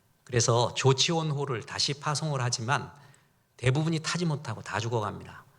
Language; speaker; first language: Korean; native; Korean